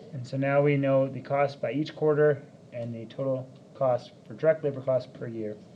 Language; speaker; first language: English; native; English